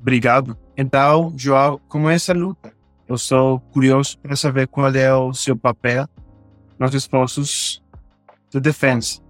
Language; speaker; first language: Portuguese; non-native, fluent; Spanish